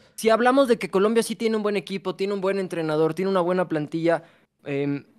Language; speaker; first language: Spanish; native; Spanish